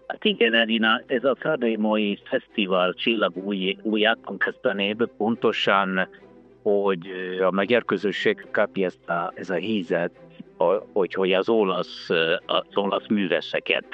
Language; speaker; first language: Hungarian; non-native, fluent; Italian